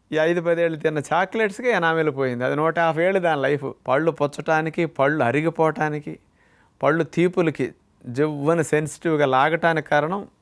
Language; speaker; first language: Telugu; native; Telugu